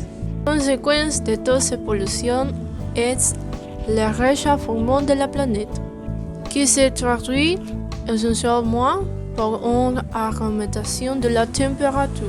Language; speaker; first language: French; non-native, learner; Spanish